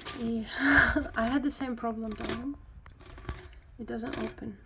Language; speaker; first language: English; non-native, fluent; Ukrainian